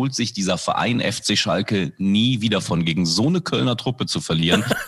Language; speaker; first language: German; early bilingual, other home language; Indonesian